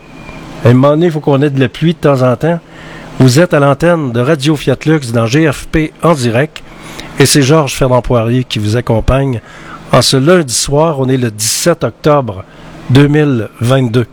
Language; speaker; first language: French; native; French